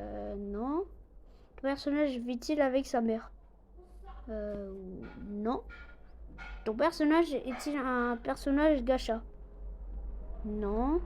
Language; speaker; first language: French; non-native, local second language; Arabic